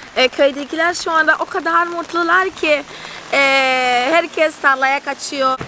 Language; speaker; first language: Turkish; non-native, fluent; Portuguese